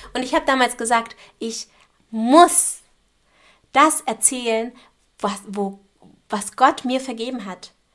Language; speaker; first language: German; native; German